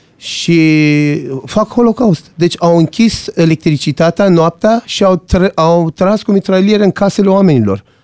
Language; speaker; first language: Romanian; non-native, fluent; Persian